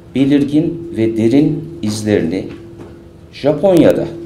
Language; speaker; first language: Turkish; native; Turkish